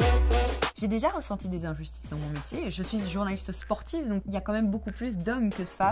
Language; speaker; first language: French; native; French